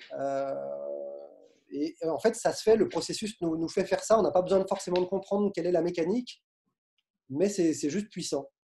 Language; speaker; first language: French; native; French